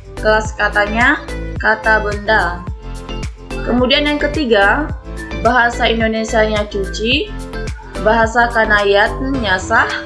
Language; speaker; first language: Indonesian; non-native, local second language; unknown